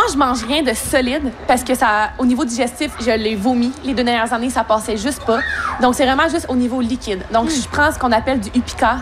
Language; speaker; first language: French; native; French